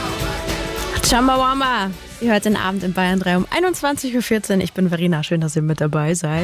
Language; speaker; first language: German; native; German